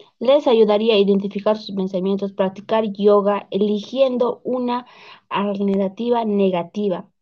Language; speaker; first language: Spanish; native; Spanish